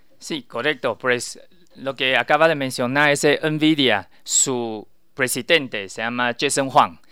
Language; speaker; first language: Spanish; non-native, learner; Chinese